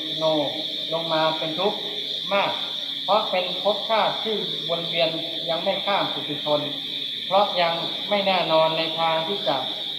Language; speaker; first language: Thai; native; Thai